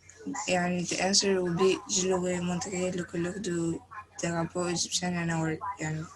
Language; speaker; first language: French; non-native, learner; Arabic